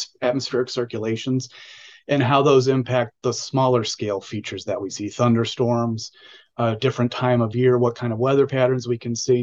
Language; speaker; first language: English; native; English